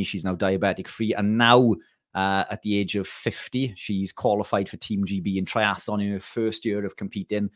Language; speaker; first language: English; native; English